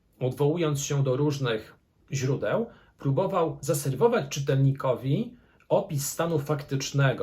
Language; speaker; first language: Polish; native; Polish